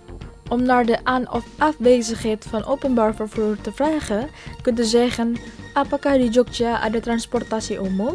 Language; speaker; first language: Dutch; non-native, fluent; Indonesian